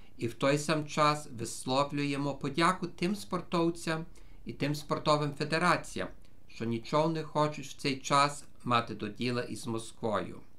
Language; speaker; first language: Ukrainian; early bilingual, heritage; Ukrainian